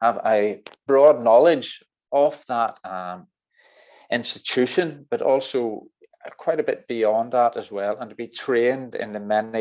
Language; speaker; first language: English; native; English